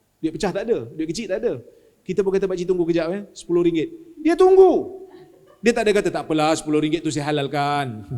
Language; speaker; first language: Malay; native; Malay